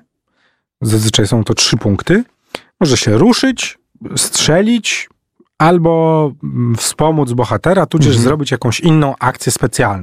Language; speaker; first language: Polish; native; Polish